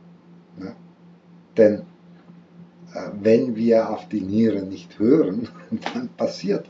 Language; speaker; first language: German; non-native, fluent; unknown